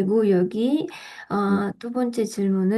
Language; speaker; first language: Korean; non-native, fluent; Russian